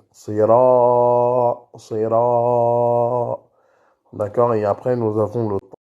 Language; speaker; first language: French; native; French